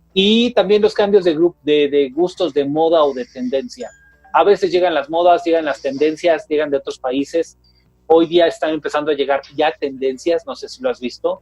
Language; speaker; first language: Spanish; native; Spanish